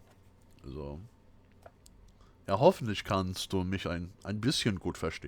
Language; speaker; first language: German; non-native, fluent; English